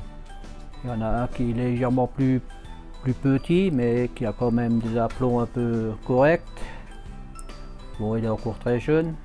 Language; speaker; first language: French; native; French